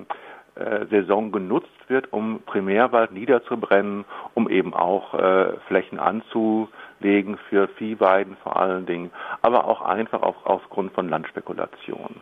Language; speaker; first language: German; native; German